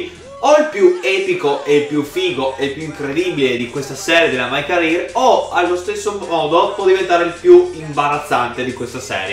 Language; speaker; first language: Italian; native; Italian